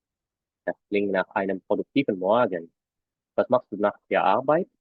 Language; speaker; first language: German; non-native, fluent; Indonesian